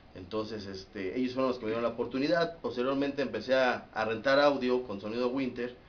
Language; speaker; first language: Spanish; native; Spanish